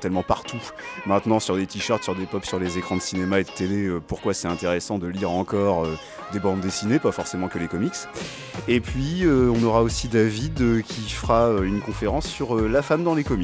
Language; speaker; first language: French; native; French